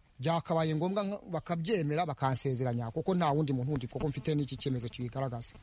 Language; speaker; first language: Kinyarwanda; native; Kinyarwanda